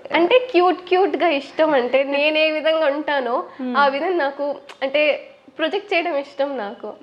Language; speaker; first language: Telugu; non-native, local second language; Bangla